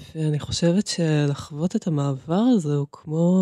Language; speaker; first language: Hebrew; early bilingual, other home language; Russian